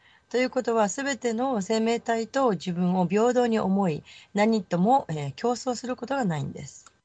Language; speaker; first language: Japanese; native; Japanese